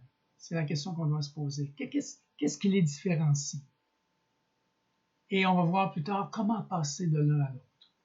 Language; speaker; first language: French; native; French